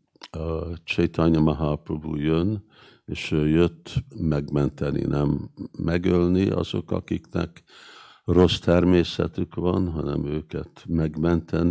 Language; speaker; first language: Hungarian; early bilingual, heritage; Hungarian